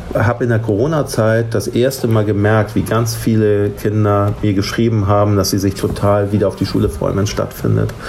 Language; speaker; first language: German; native; German